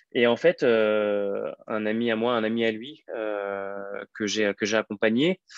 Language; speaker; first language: French; native; French